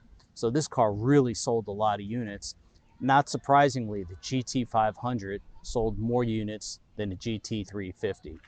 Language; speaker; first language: English; native; English